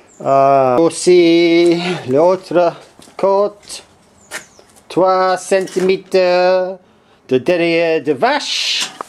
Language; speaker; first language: French; non-native, learner; English